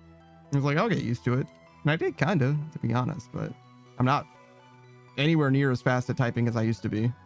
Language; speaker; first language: English; native; English